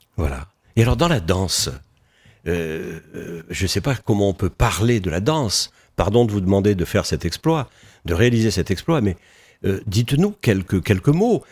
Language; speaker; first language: French; native; French